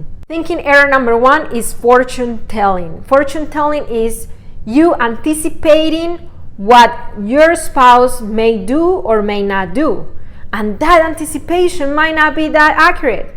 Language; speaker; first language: English; non-native, fluent; Spanish